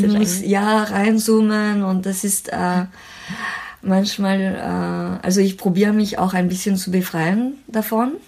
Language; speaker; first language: German; non-native, fluent; French